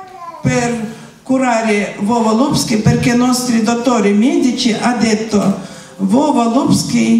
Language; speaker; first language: Italian; non-native, learner; Russian